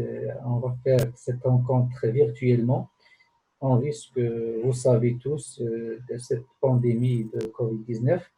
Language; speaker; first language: French; non-native, local second language; Arabic